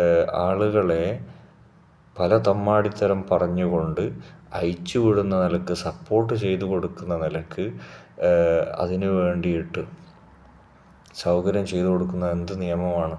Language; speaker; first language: Malayalam; native; Malayalam